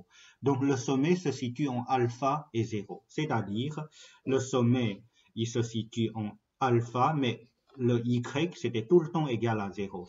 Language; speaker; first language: French; non-native, fluent; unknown